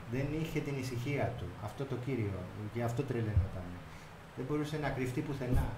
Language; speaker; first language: Greek; non-native, fluent; Spanish